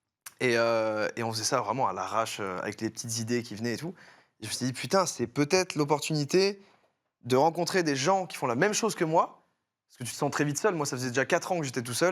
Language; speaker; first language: French; native; French